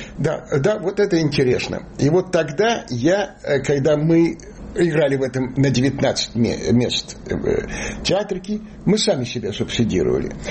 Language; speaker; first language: Russian; native; Russian